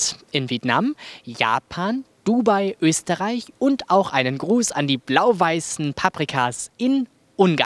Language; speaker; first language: German; native; German